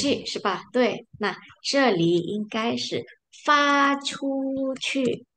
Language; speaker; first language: Chinese; non-native, fluent; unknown